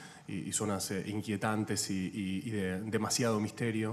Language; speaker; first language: Spanish; native; Spanish